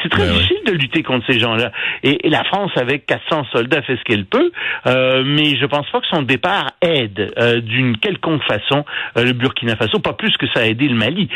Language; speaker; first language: French; native; French